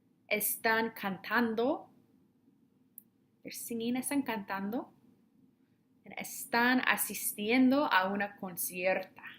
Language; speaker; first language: Spanish; non-native, fluent; English